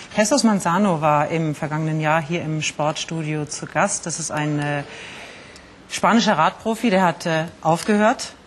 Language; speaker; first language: German; native; German